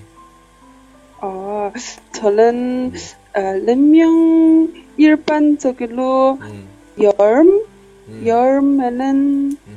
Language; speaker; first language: Korean; non-native, learner; Chinese